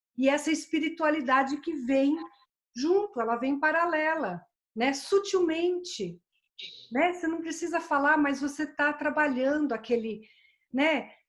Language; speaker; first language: Portuguese; native; Portuguese